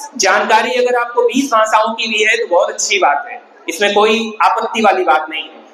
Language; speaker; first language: Hindi; native; Hindi